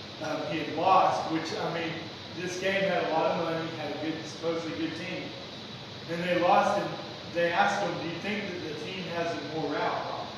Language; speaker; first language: English; native; English